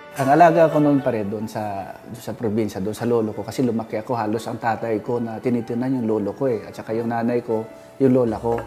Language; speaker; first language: Filipino; non-native, local second language; Hiligaynon